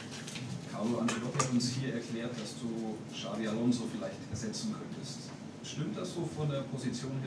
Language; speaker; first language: German; native; German